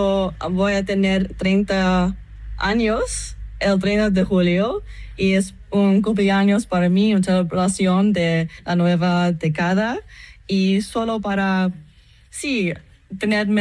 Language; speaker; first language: Spanish; non-native, fluent; English